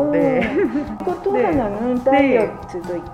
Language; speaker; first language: Korean; non-native, fluent; Japanese